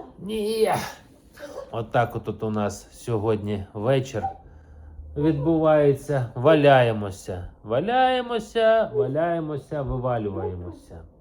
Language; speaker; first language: Ukrainian; native; Ukrainian